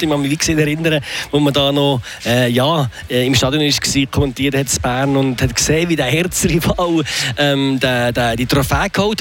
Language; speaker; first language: German; native; German